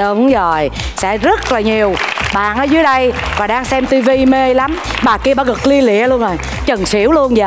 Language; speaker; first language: Vietnamese; native; Vietnamese